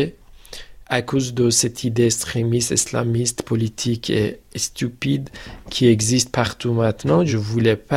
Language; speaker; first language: French; non-native, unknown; Persian